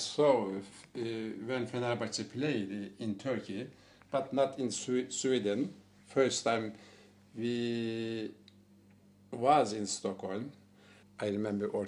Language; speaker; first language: English; non-native, learner; Turkish